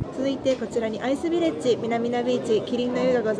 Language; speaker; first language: Japanese; native; Japanese